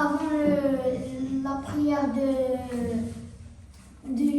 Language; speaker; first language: French; non-native, learner; Arabic